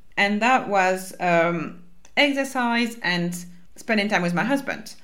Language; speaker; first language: English; non-native, fluent; French